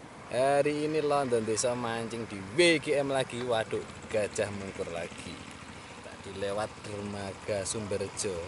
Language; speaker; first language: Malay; non-native, local second language; Javanese